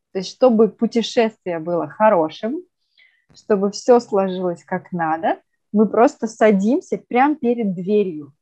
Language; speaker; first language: Russian; native; Russian